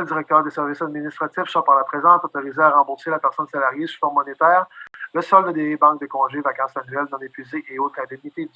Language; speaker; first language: French; native; French